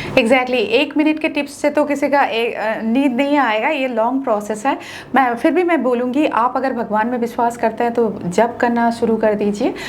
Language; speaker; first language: Hindi; non-native, local second language; Bangla